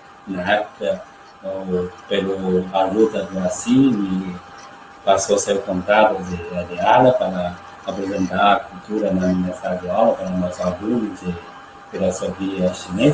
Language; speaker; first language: Portuguese; non-native, learner; Chinese